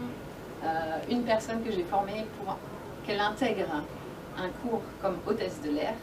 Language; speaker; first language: French; native; French